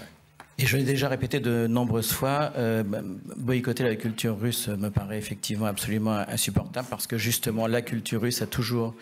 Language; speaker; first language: French; native; French